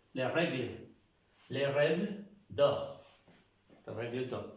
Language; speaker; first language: French; non-native, fluent; Spanish